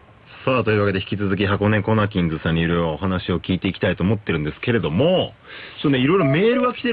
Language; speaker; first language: Japanese; native; Japanese